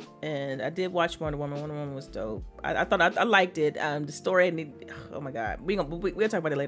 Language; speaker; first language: English; native; English